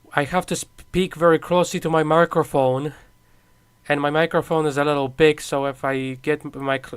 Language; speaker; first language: English; non-native, fluent; Polish